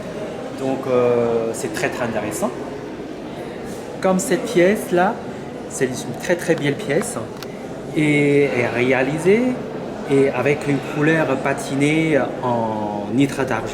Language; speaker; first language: French; non-native, learner; Chinese